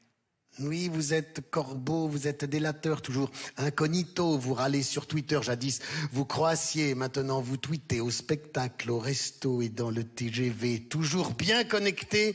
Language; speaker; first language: French; native; French